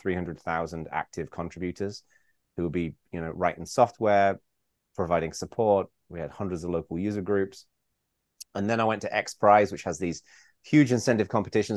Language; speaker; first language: English; native; English